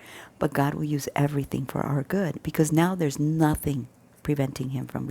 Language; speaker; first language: English; native; English